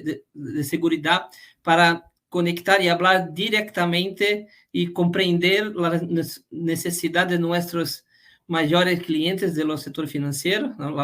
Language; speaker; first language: Spanish; non-native, fluent; Portuguese